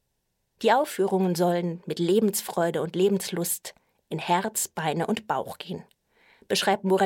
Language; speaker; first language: German; native; German